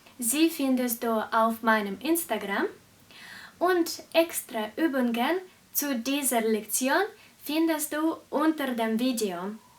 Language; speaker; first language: German; non-native, fluent; Russian